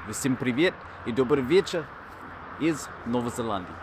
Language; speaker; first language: Russian; non-native, learner; English